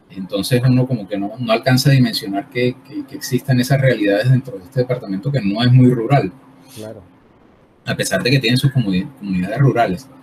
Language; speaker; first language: Spanish; native; Spanish